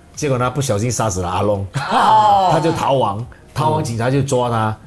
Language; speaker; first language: Chinese; native; Chinese